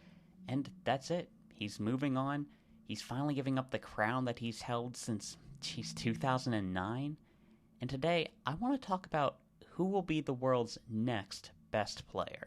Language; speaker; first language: English; native; English